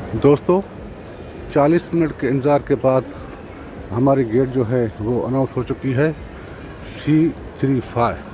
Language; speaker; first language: Urdu; non-native, local second language; Sindhi